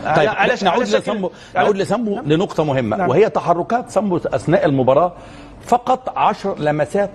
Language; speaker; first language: Arabic; native; Arabic